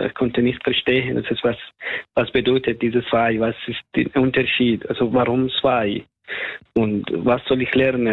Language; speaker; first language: German; non-native, fluent; Persian